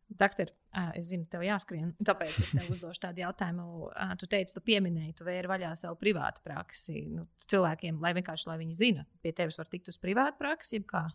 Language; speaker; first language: Latvian; native; Latvian